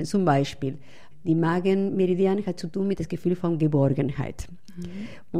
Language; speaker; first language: German; non-native, fluent; Spanish